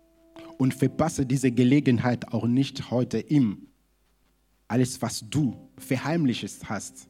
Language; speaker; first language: German; non-native, fluent; Lingala